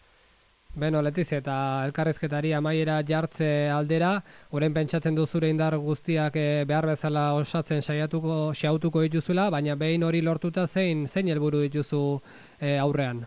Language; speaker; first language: Basque; native; Basque